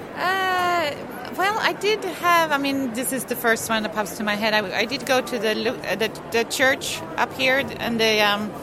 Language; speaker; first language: English; non-native, fluent; Swedish